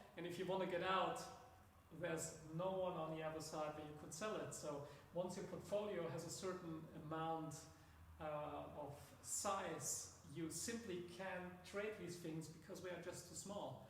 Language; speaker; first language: English; non-native, fluent; German